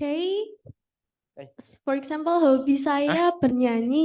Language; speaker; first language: English; non-native, fluent; Thai